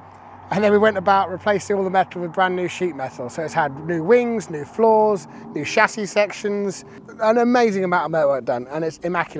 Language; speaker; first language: English; native; English